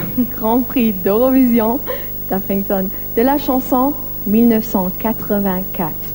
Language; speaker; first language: French; non-native, local second language; Luxembourgish